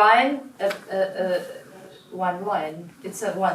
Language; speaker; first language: English; non-native, learner; Russian